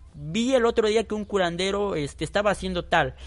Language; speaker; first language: Spanish; non-native, local second language; Tzotzil